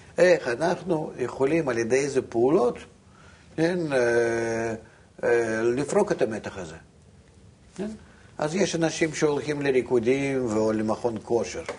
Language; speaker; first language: Hebrew; non-native, fluent; Russian